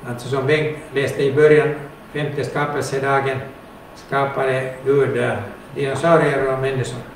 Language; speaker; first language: Swedish; non-native, local second language; Finnish